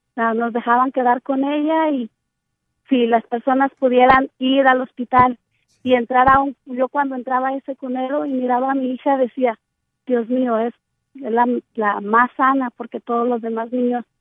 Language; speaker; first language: Spanish; native; Spanish